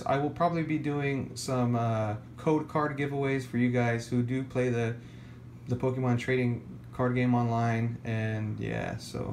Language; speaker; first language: English; native; English